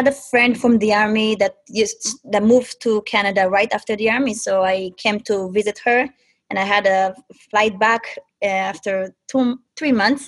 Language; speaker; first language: English; non-native, fluent; Hebrew